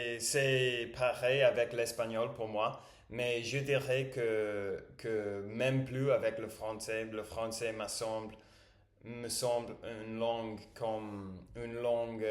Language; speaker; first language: French; non-native, learner; English